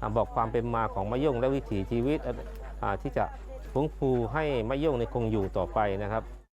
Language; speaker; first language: Thai; non-native, local second language; Malay